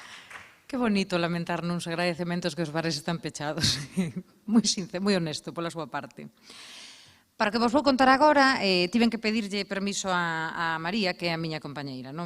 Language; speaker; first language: Galician; native; Galician